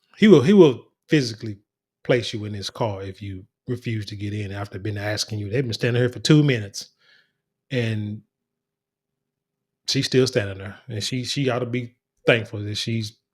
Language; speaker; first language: English; native; English